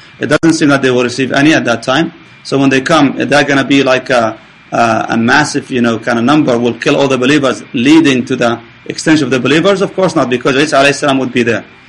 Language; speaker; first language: English; non-native, fluent; Arabic